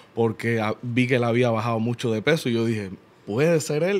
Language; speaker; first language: Spanish; early bilingual, heritage; Spanish